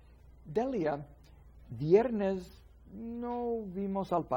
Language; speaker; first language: Spanish; non-native, fluent; English